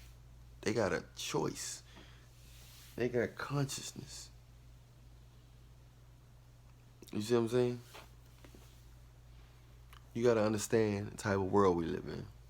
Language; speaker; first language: English; native; English